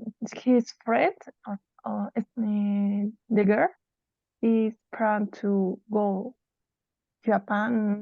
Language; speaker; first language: English; non-native, learner; Spanish